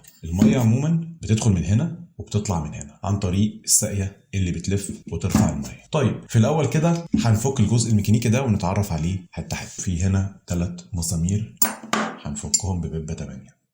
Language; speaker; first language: Arabic; native; Arabic